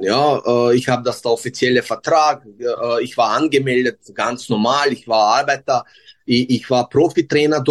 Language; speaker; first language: German; non-native, learner; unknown